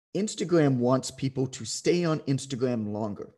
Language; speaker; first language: English; native; English